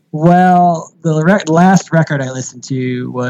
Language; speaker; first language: English; native; English